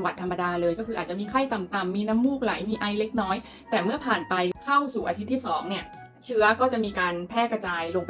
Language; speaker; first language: Thai; native; Thai